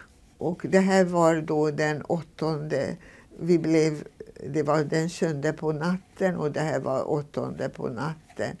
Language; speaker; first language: Swedish; non-native, fluent; Hungarian